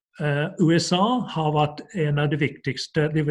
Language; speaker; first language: Norwegian; non-native, fluent; English